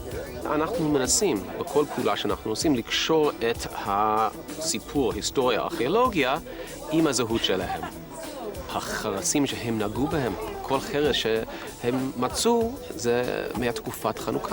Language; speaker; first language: Hebrew; non-native, fluent; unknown